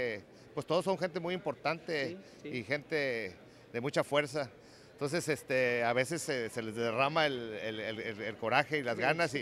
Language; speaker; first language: Spanish; native; Spanish